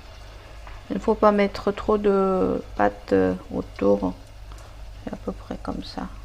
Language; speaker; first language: French; non-native, learner; Korean